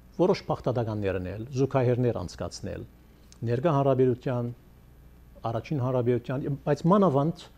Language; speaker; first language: Armenian; early bilingual, heritage; Armenian